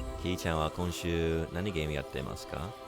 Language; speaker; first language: Japanese; non-native, learner; English